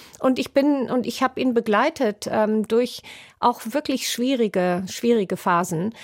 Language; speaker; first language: German; native; German